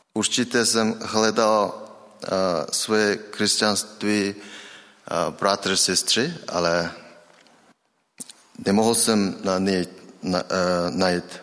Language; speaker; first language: Czech; non-native, learner; Mongolian